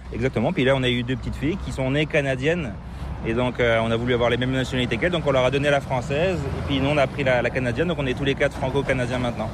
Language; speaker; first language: French; native; French